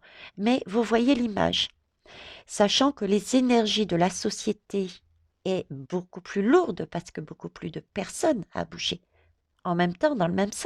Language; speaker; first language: French; native; French